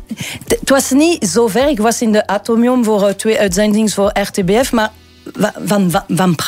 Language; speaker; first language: Dutch; non-native, local second language; French